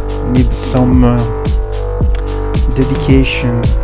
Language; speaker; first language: English; non-native, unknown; Italian